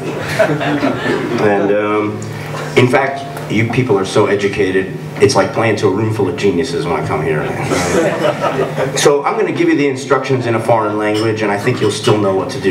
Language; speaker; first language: English; native; English